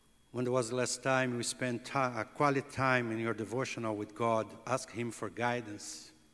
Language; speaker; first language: English; non-native, fluent; Portuguese